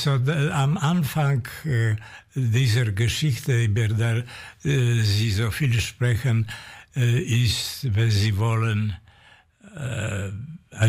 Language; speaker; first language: German; non-native, fluent; Polish